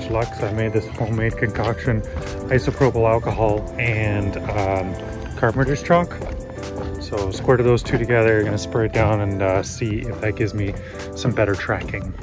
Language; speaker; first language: English; native; English